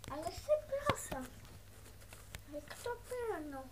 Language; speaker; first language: Polish; early bilingual, heritage; Dutch